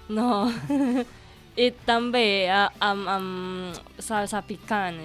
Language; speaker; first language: Catalan; non-native, learner; Indonesian